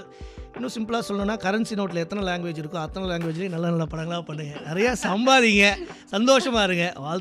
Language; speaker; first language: Tamil; native; Tamil